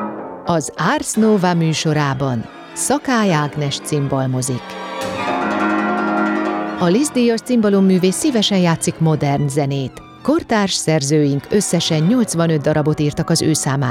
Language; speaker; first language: Hungarian; native; Hungarian